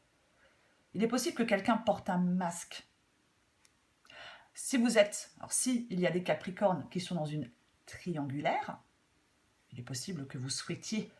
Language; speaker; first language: French; native; French